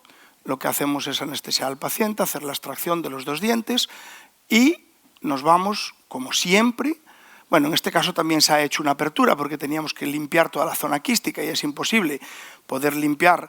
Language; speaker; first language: Spanish; native; Spanish